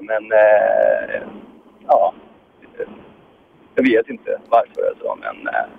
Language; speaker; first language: Swedish; non-native, fluent; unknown